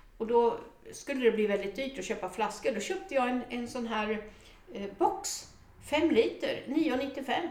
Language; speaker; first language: Swedish; native; Swedish